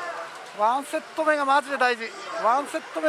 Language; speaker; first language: Japanese; native; Japanese